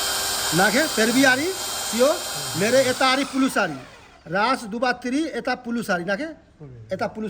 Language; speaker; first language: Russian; non-native, learner; Hindi